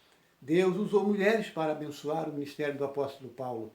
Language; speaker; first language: Portuguese; native; Portuguese